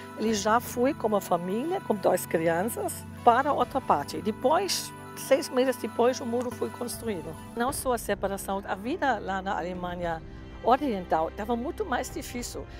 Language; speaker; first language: Portuguese; non-native, fluent; German